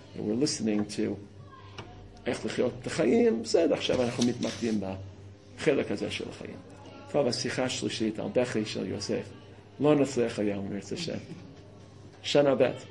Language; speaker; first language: Hebrew; non-native, fluent; English